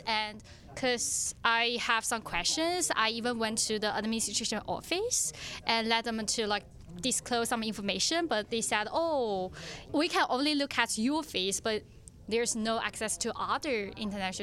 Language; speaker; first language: English; non-native, fluent; Chinese